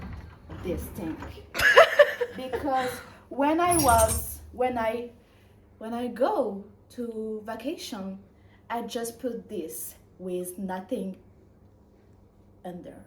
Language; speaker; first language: English; non-native, learner; French